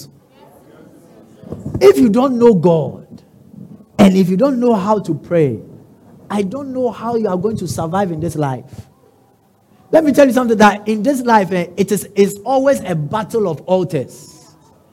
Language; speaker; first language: English; non-native, local second language; Ga